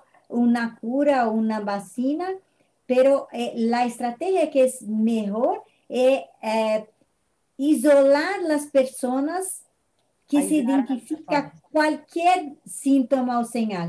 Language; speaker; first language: Spanish; non-native, fluent; Portuguese